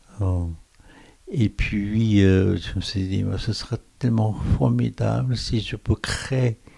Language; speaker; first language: French; non-native, fluent; Korean